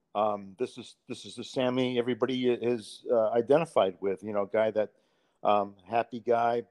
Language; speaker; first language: English; native; English